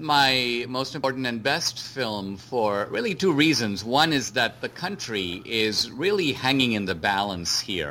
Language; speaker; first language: English; non-native, local second language; Konkani